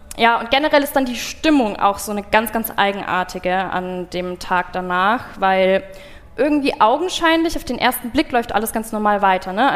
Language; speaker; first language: German; early bilingual, other home language; Bulgarian